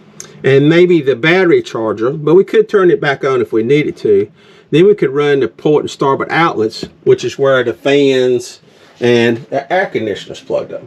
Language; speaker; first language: English; native; English